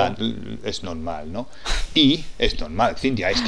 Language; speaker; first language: Spanish; non-native, fluent; English